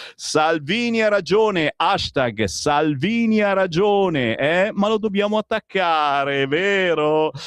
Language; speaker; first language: Italian; native; Italian